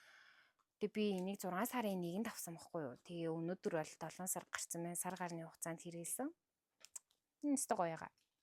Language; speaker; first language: Mongolian; native; Mongolian